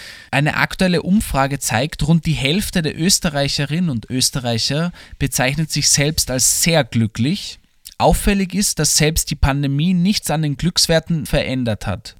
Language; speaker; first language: German; native; German